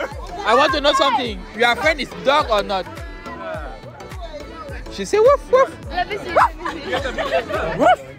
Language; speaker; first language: English; non-native, learner; French